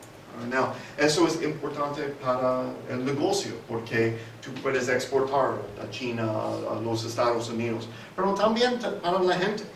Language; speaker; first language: Spanish; non-native, fluent; English